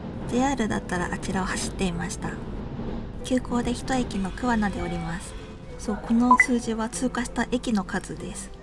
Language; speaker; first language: Japanese; native; Japanese